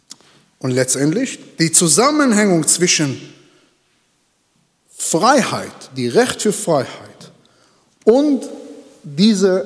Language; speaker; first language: German; non-native, learner; Hebrew